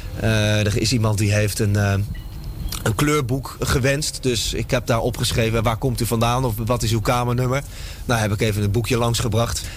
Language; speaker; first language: Dutch; native; Dutch